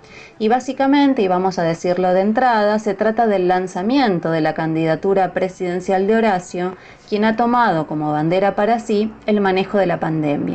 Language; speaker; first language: Spanish; native; Spanish